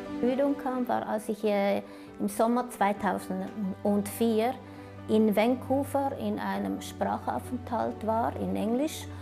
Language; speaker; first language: German; early bilingual, other home language; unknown